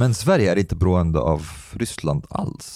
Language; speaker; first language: Swedish; non-native, fluent; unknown